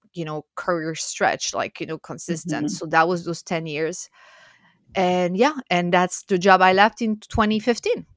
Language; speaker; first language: English; non-native, fluent; French